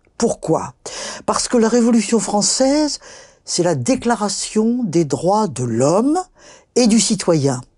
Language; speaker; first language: French; native; French